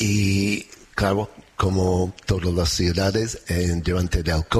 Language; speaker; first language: Spanish; non-native, learner; English